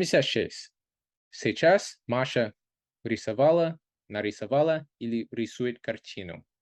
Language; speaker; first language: Russian; non-native, fluent; English